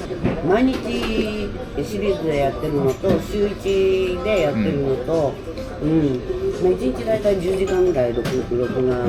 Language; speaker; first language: Japanese; native; Japanese